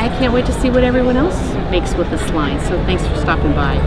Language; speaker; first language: English; native; English